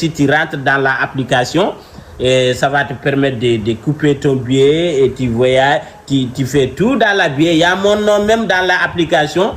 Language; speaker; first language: French; non-native, local second language; Fula